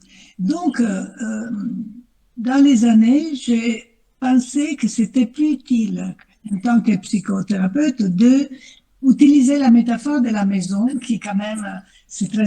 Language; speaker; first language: French; non-native, fluent; Italian